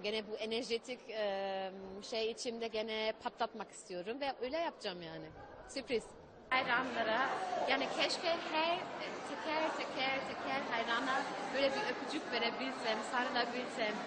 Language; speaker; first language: Turkish; early bilingual, heritage; German